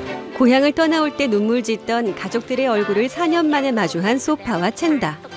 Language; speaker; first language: Korean; native; Korean